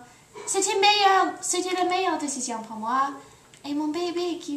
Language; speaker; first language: French; non-native, learner; English